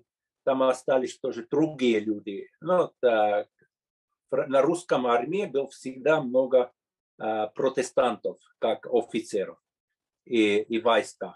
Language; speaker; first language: Russian; non-native, fluent; Finnish